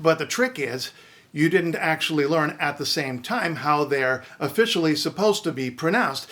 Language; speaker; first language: English; native; English